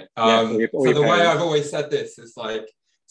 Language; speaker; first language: English; native; English